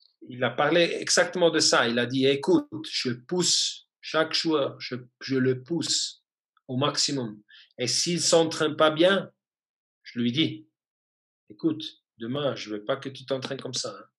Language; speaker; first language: French; non-native, fluent; German